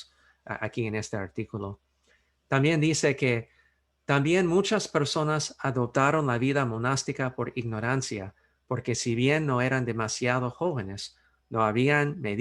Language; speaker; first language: Spanish; non-native, fluent; English